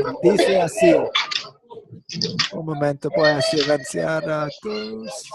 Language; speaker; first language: Spanish; non-native, fluent; English